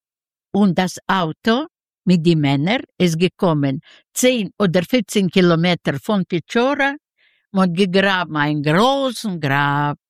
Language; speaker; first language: German; non-native, learner; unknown